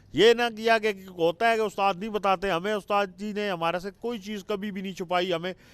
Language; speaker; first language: Urdu; non-native, local second language; Punjabi